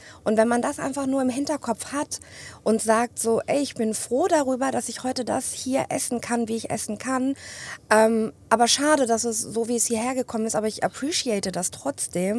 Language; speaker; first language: German; early bilingual, other home language; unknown